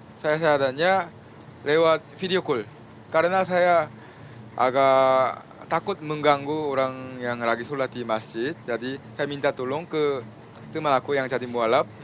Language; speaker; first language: Indonesian; non-native, fluent; Korean